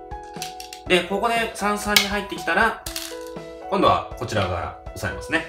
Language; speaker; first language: Japanese; native; Japanese